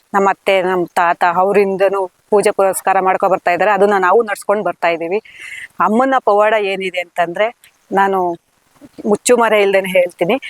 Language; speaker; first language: Kannada; native; Kannada